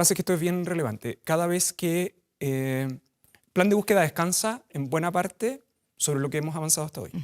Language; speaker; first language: Spanish; native; Spanish